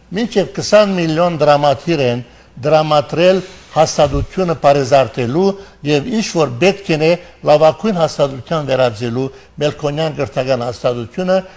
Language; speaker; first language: Armenian; early bilingual, heritage; Armenian